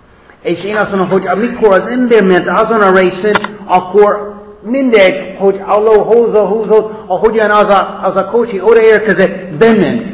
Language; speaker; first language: Hungarian; non-native, fluent; English